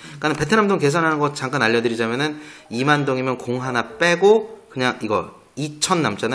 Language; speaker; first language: Korean; native; Korean